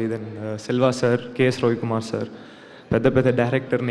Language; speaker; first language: Telugu; non-native, learner; Tamil